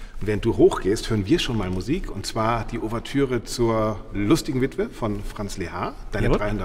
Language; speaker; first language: German; native; German